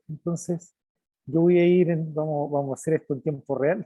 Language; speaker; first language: Spanish; native; Spanish